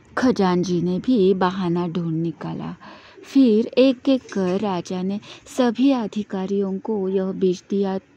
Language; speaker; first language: Hindi; non-native, local second language; Marathi